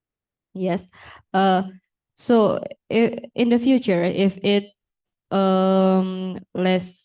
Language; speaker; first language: English; non-native, learner; Indonesian